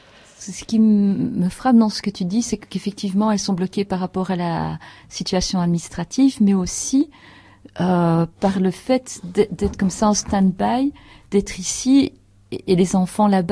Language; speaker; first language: French; native; French